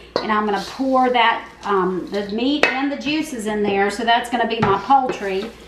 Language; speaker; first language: English; native; English